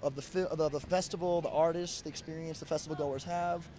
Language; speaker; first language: English; native; English